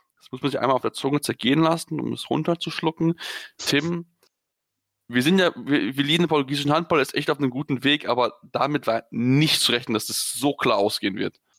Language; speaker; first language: German; native; German